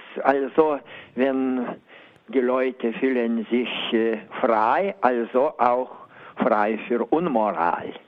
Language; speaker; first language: German; non-native, learner; Lithuanian